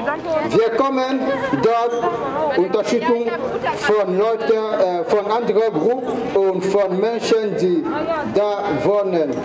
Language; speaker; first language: German; non-native, fluent; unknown